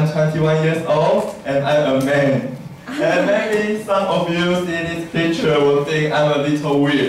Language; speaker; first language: English; non-native, learner; Chinese